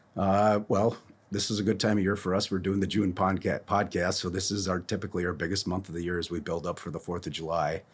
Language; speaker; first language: English; native; English